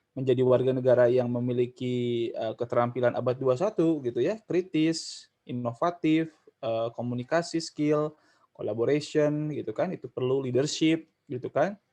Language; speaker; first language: Indonesian; non-native, local second language; Sundanese